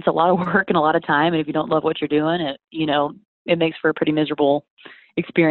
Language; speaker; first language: English; native; English